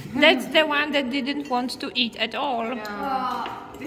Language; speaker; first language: English; non-native, fluent; Polish